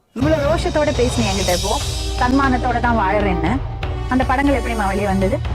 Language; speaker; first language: Tamil; native; Tamil